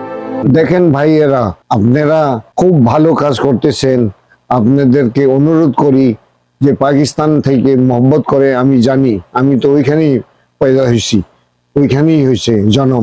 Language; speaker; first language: Bangla; non-native, local second language; Urdu